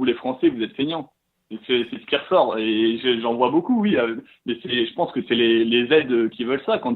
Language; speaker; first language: French; native; French